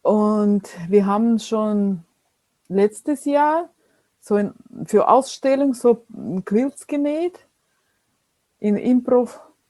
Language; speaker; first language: German; non-native, fluent; Russian